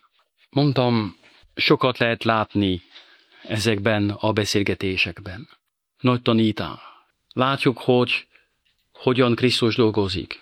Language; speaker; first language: Hungarian; non-native, fluent; French